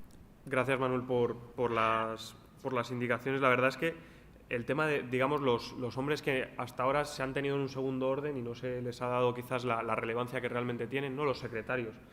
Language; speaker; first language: Spanish; native; Spanish